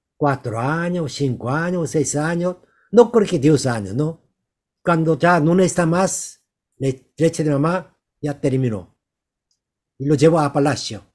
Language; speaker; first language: Spanish; non-native, learner; Korean